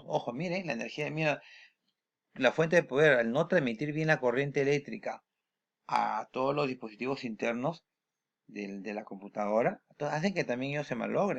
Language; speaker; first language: Spanish; native; Spanish